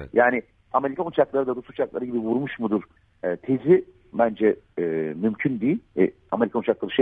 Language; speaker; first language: Turkish; native; Turkish